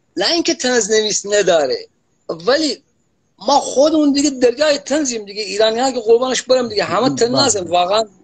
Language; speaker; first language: Persian; non-native, local second language; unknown